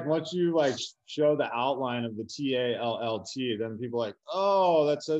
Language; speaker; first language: English; native; English